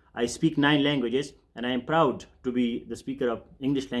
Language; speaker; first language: English; non-native, local second language; Urdu